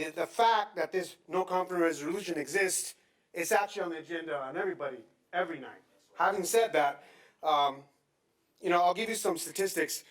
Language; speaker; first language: English; native; English